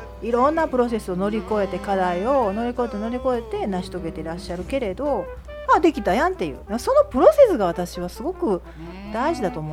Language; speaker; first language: Japanese; native; Japanese